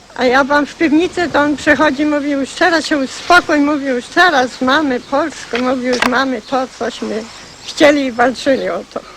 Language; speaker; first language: Polish; native; Polish